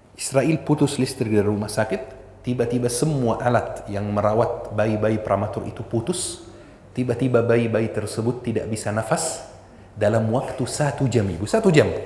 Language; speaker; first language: Indonesian; non-native, fluent; Arabic